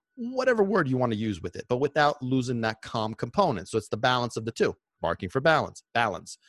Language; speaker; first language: English; non-native, fluent; Italian